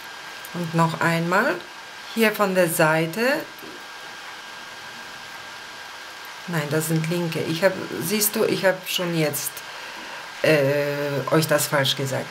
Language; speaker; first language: German; non-native, fluent; Polish